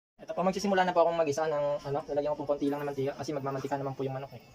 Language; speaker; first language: Filipino; non-native, local second language; Bikol